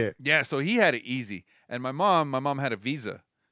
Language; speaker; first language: English; early bilingual, other home language; Spanish